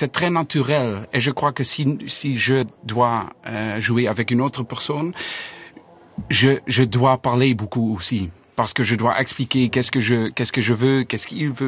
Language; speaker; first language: French; non-native, learner; Dutch